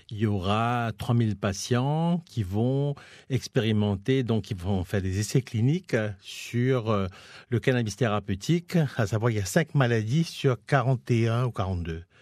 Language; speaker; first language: French; non-native, local second language; Morisyen